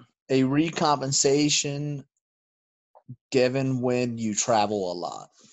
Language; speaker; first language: English; native; English